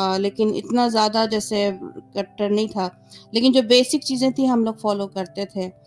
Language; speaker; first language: Urdu; native; Urdu